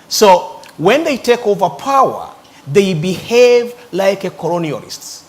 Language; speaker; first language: English; non-native, local second language; Ganda